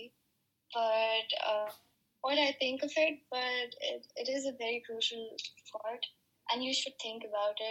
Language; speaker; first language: English; non-native, local second language; Urdu